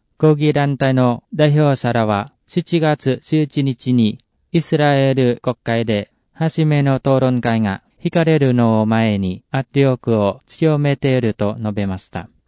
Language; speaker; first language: Japanese; non-native, fluent; Vietnamese